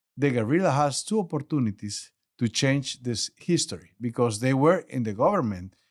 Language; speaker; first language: English; non-native, learner; Spanish